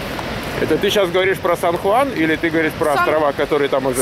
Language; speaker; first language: Russian; native; Russian